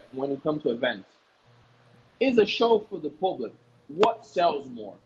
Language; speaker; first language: English; non-native, fluent; Portuguese